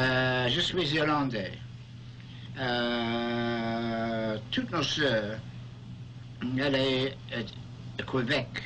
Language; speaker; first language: French; non-native, learner; English